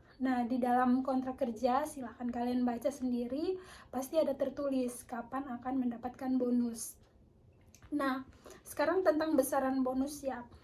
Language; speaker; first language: Indonesian; native; Indonesian